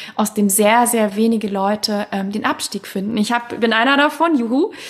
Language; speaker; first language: German; non-native, fluent; Swedish